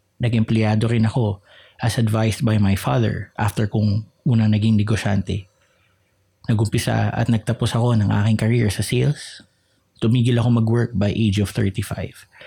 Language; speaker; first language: Filipino; native; Filipino